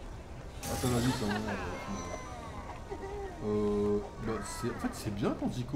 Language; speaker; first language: French; native; French